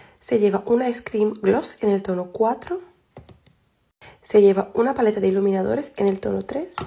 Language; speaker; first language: Spanish; native; Spanish